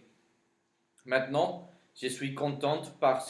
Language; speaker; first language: French; non-native, learner; Spanish